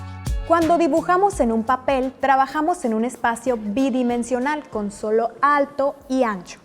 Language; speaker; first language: Spanish; native; Spanish